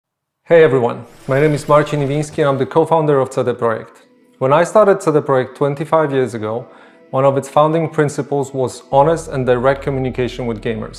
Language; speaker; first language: English; non-native, fluent; Polish